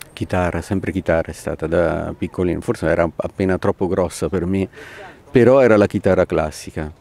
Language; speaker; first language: Italian; native; Italian